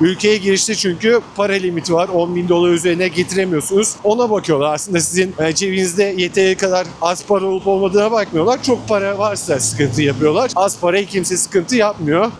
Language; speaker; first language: Turkish; native; Turkish